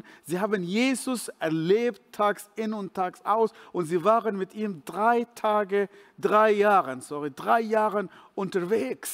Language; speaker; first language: German; non-native, fluent; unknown